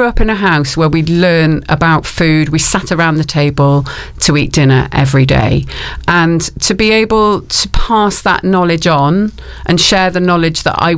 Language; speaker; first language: English; native; English